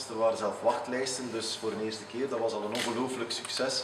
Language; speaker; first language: Dutch; native; Dutch